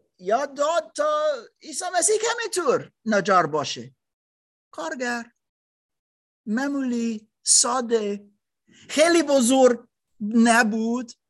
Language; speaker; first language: Persian; non-native, learner; German